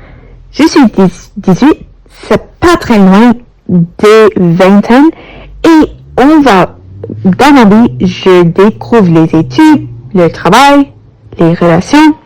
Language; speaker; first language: French; non-native, learner; English